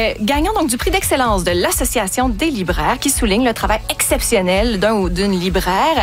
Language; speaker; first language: French; native; French